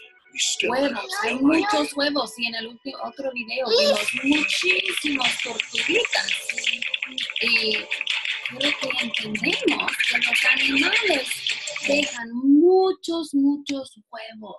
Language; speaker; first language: Spanish; non-native, fluent; English